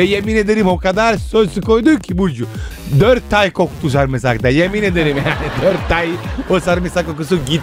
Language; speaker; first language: Turkish; non-native, fluent; Italian